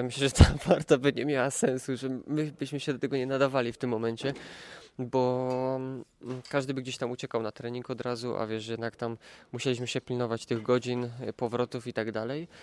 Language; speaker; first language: Polish; native; Polish